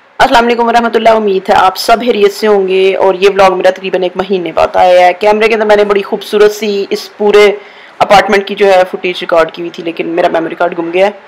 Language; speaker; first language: Urdu; native; Urdu